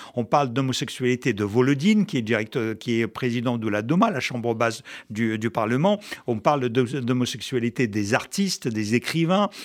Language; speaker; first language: French; non-native, fluent; Russian